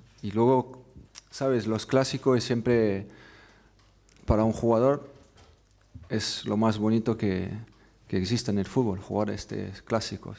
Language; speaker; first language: Spanish; non-native, fluent; French